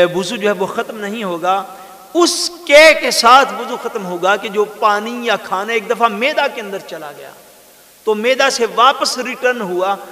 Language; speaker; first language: Urdu; non-native, local second language; Punjabi